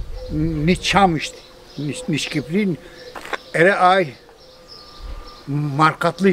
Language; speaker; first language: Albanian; early bilingual, heritage; Albanian